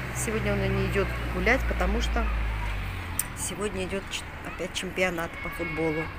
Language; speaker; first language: Russian; native; Russian